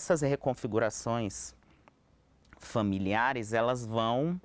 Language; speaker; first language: Portuguese; native; Portuguese